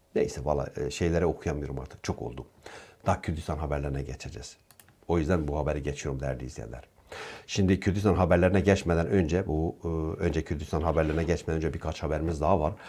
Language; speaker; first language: Turkish; native; Turkish